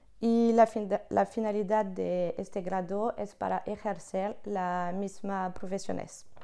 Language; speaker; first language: Spanish; non-native, learner; French